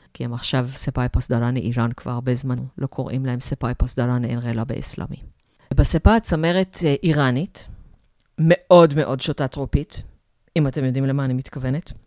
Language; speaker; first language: Hebrew; native; Hebrew